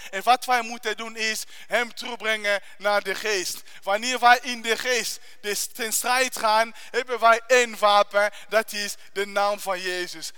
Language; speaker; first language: Dutch; non-native, fluent; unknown